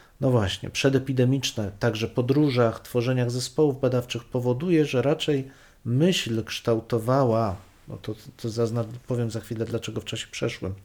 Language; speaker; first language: Polish; native; Polish